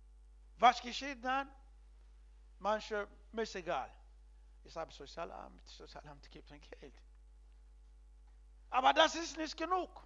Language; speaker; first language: German; non-native, learner; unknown